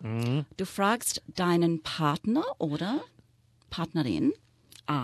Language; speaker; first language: German; non-native, fluent; English